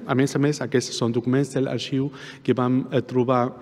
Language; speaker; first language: Catalan; non-native, fluent; Arabic